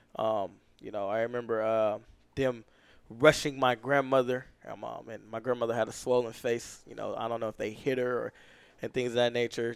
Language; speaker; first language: English; native; English